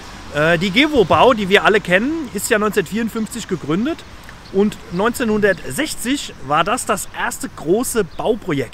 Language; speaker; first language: German; native; German